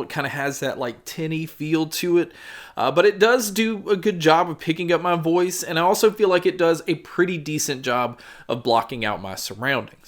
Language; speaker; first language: English; native; English